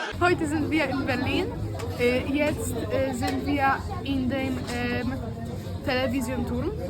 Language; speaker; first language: German; non-native, learner; Polish